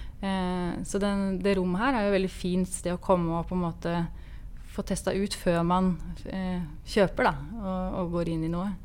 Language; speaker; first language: Norwegian; native; Norwegian